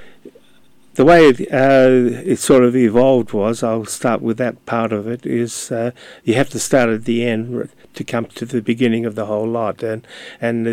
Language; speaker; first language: English; non-native, local second language; Ukrainian